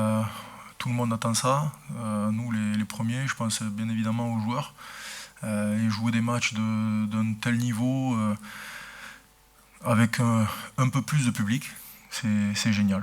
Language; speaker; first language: French; native; French